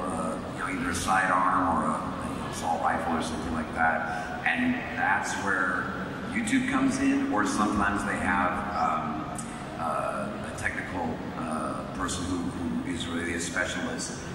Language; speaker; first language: English; native; English